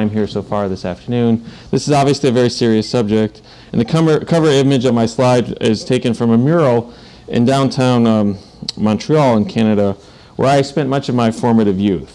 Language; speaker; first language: English; native; English